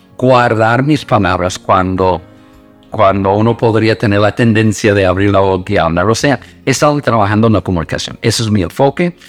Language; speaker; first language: Spanish; non-native, fluent; English